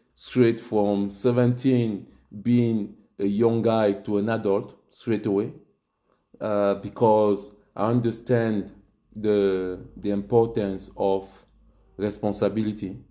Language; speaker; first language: English; non-native, local second language; French